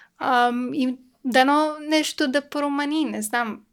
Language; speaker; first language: Bulgarian; non-native, learner; Persian